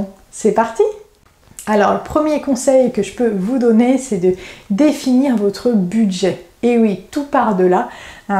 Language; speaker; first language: French; native; French